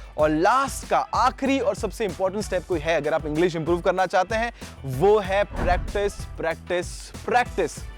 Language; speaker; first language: Hindi; non-native, local second language; Gujarati